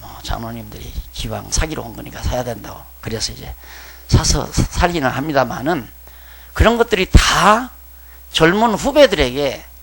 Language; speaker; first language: Korean; native; Korean